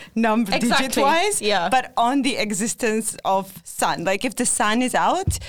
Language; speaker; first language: English; non-native, fluent; Georgian